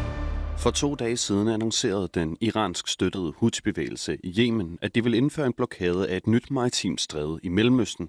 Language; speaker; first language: Danish; native; Danish